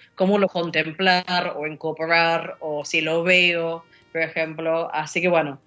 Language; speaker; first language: Spanish; non-native, fluent; English